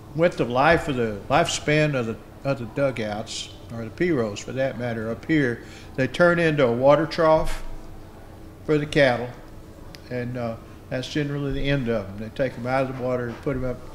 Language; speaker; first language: English; native; English